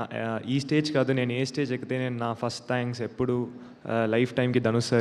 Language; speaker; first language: Telugu; non-native, learner; Tamil